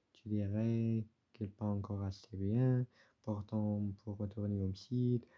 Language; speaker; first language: French; non-native, local second language; Arabic